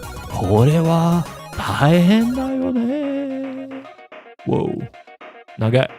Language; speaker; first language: Japanese; non-native, learner; English